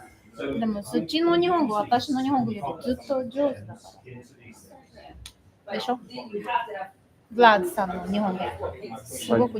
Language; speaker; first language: Japanese; non-native, learner; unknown